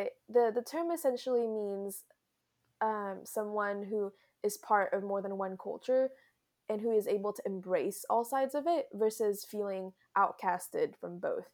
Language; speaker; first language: English; early bilingual, other home language; French